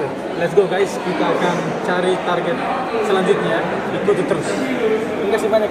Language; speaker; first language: Indonesian; non-native, local second language; Tetum